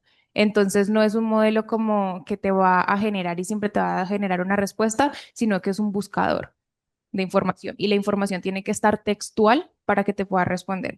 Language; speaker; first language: Spanish; native; Spanish